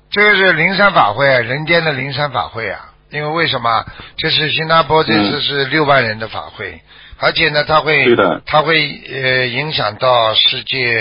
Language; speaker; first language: Chinese; native; Chinese